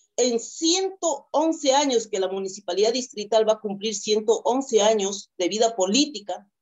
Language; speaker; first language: Spanish; non-native, local second language; Quechua